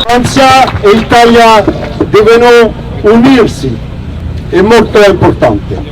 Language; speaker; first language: Italian; non-native, learner; French